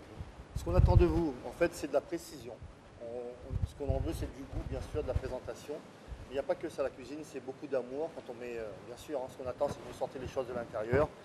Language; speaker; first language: French; native; French